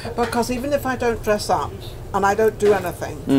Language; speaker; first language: English; native; English